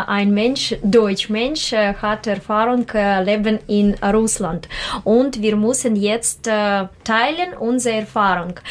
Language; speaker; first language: German; non-native, learner; Russian